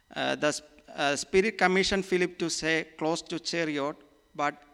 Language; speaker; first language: English; non-native, local second language; Malayalam